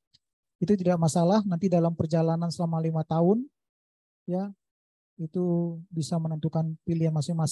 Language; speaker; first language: Indonesian; native; Indonesian